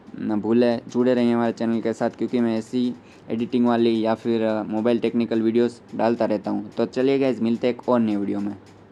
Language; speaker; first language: Hindi; non-native, local second language; Gujarati